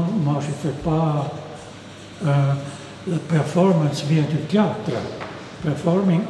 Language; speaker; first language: French; non-native, local second language; German